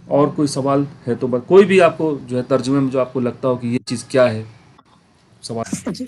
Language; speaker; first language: Urdu; native; Urdu